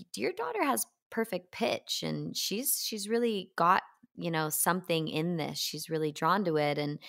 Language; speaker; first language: English; native; English